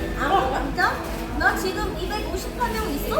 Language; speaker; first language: Korean; non-native, fluent; Vietnamese